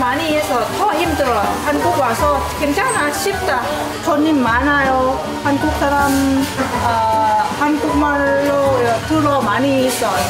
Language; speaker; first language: Korean; non-native, learner; Lao